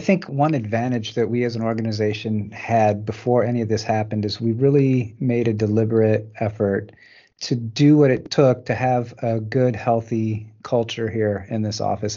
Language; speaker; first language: English; native; English